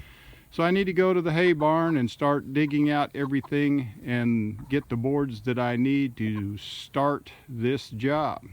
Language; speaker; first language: English; native; English